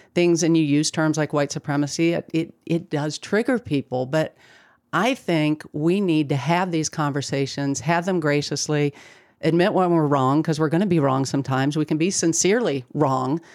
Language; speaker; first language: English; native; English